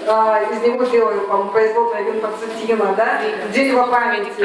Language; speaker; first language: Russian; native; Russian